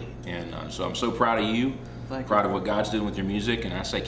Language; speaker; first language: English; native; English